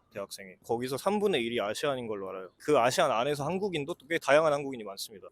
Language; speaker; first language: Korean; early bilingual, heritage; Korean